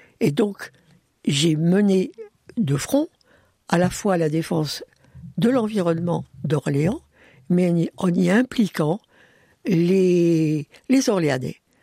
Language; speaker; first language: French; early bilingual, other home language; Hungarian